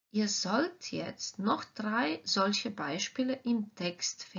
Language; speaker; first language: German; non-native, fluent; Croatian